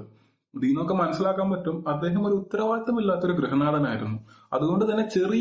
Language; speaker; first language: Malayalam; native; Malayalam